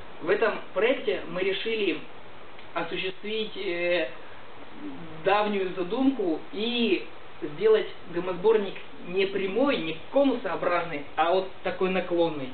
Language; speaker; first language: Russian; native; Russian